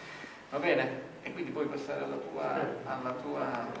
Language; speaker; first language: Italian; native; Italian